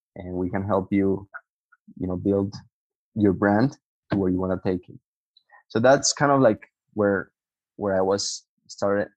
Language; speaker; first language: English; non-native, fluent; Spanish